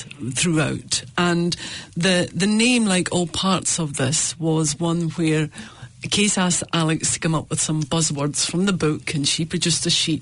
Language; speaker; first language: English; native; English